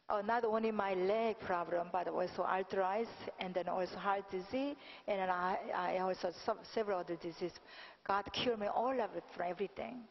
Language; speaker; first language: English; non-native, fluent; Korean